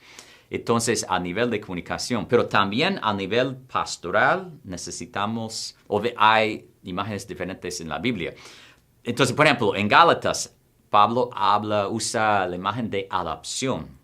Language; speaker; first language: Spanish; non-native, fluent; English